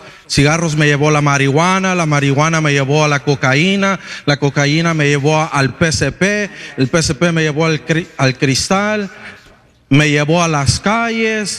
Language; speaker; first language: Spanish; early bilingual, heritage; Spanish